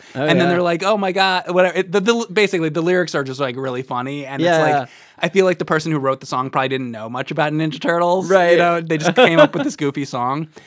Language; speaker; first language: English; native; English